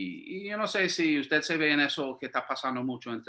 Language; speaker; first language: Spanish; non-native, fluent; English